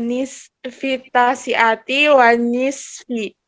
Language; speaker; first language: Arabic; non-native, learner; Indonesian